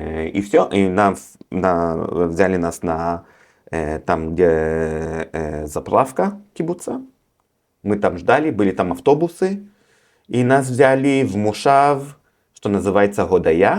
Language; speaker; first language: Russian; early bilingual, heritage; Russian